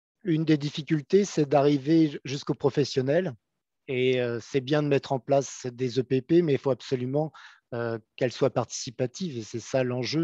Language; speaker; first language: French; native; French